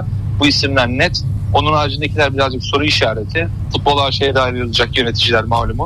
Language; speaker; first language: Turkish; native; Turkish